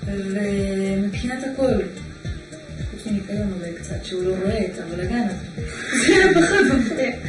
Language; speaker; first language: Hebrew; non-native, fluent; Russian